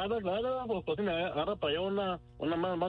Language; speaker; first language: Spanish; native; Spanish